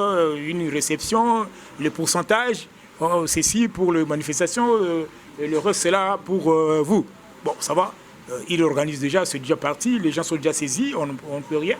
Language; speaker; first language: French; non-native, local second language; Lingala